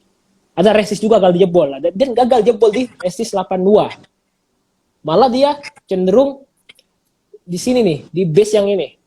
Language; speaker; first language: Indonesian; native; Indonesian